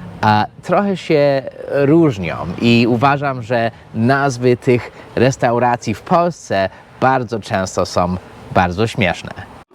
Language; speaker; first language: Polish; non-native, fluent; English